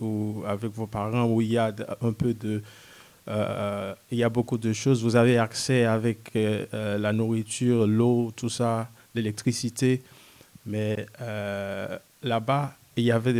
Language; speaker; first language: French; non-native, local second language; Haitian Creole